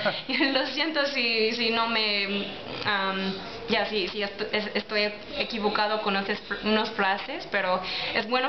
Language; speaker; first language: Spanish; non-native, learner; English